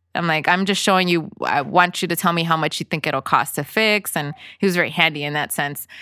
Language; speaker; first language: English; early bilingual, other home language; Spanish